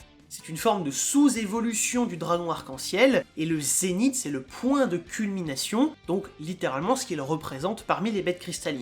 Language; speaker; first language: French; native; French